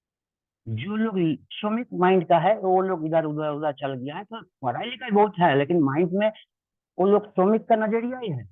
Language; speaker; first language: Hindi; non-native, local second language; Bangla